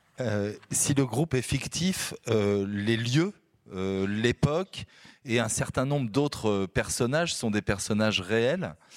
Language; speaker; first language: French; native; French